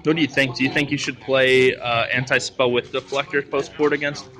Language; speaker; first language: English; native; English